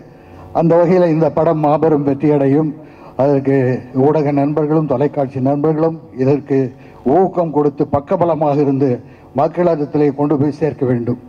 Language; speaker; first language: Tamil; native; Tamil